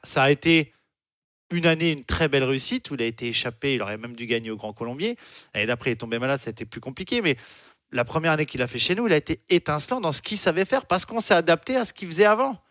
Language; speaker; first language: French; native; French